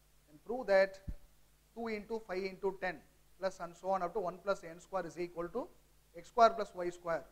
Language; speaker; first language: English; non-native, local second language; Tamil